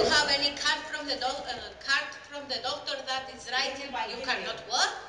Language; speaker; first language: English; non-native, local second language; Greek